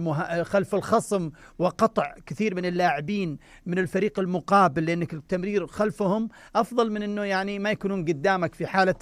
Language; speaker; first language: Arabic; native; Arabic